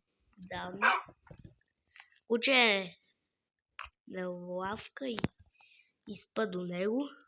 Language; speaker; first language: Bulgarian; native; Bulgarian